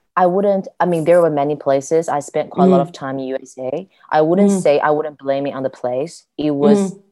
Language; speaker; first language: English; non-native, fluent; Chinese